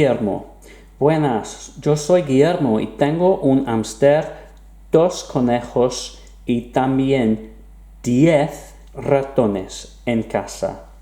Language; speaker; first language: Spanish; non-native, fluent; English